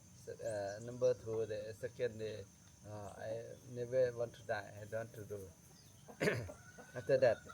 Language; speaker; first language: English; non-native, learner; Thai